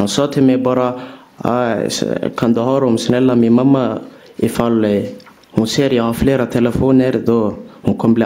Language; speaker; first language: Swedish; early bilingual, other home language; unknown